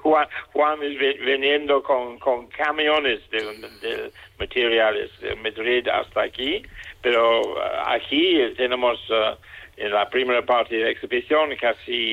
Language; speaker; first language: Spanish; non-native, fluent; English